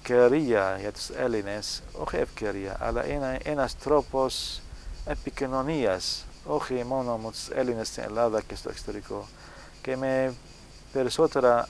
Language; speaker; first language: Greek; non-native, fluent; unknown